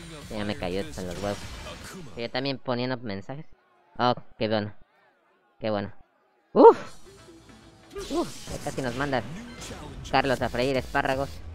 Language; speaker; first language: Spanish; native; Spanish